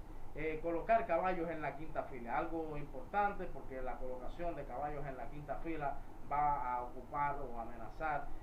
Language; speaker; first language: Spanish; native; Spanish